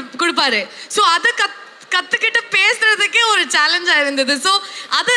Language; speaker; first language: Tamil; non-native, learner; Kannada